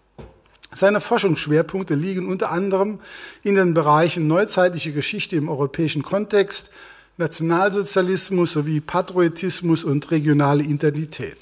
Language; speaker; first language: German; native; German